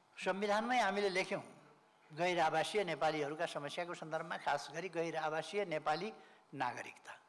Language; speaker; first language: Nepali; native; Nepali